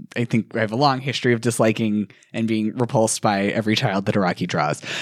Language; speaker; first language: English; native; English